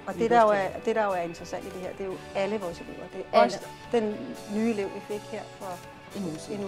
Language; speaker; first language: Danish; native; Danish